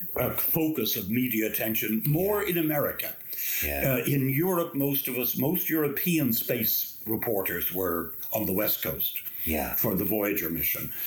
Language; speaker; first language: English; native; English